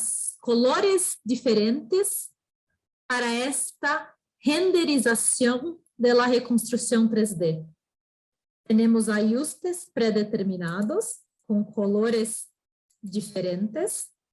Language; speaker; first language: Spanish; non-native, fluent; Portuguese